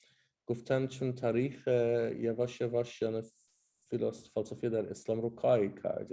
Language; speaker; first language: Persian; non-native, learner; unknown